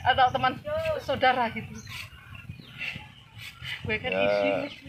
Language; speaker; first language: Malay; non-native, local second language; Javanese